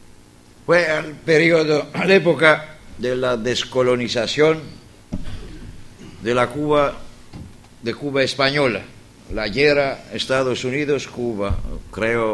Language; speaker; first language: Spanish; non-native, fluent; Greek